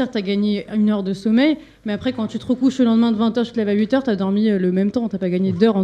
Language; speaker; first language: French; native; French